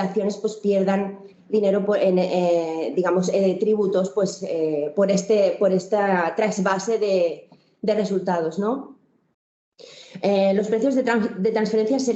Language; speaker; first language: Spanish; native; Spanish